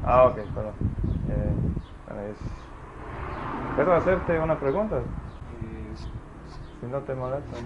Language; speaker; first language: Spanish; non-native, fluent; English